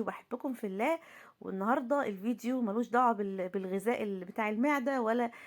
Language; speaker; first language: Arabic; native; Arabic